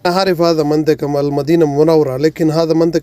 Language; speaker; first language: Arabic; non-native, learner; Urdu